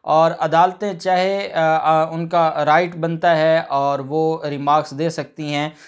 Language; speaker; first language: Urdu; non-native, local second language; Punjabi